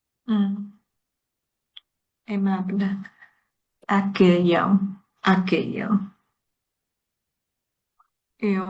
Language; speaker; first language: French; non-native, learner; Chinese